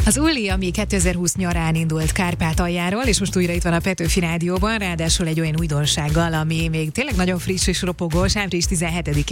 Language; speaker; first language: Hungarian; native; Hungarian